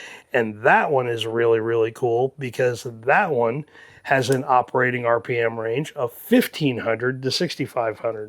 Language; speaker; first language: English; native; English